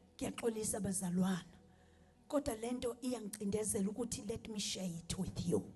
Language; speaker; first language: Zulu; non-native, local second language; Xhosa